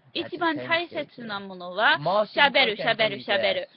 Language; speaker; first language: Japanese; non-native, learner; English